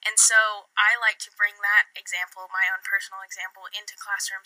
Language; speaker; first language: English; native; English